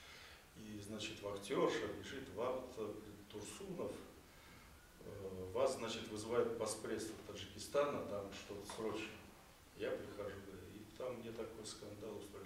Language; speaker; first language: Russian; native; Russian